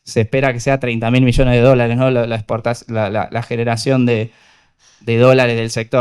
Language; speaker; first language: Spanish; native; Spanish